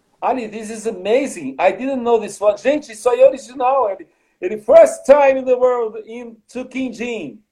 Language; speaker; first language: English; non-native, fluent; Portuguese